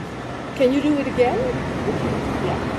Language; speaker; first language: English; non-native, learner; Dutch